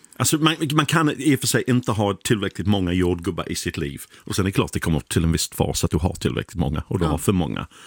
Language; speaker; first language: Swedish; non-native, fluent; English